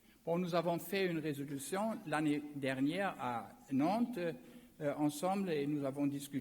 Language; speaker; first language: French; non-native, learner; German